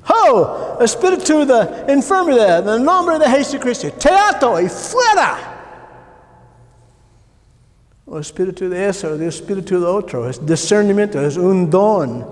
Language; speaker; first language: Spanish; non-native, learner; English